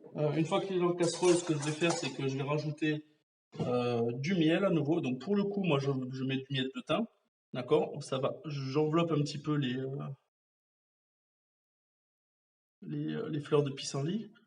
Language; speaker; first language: French; native; French